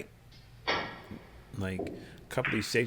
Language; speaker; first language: English; native; English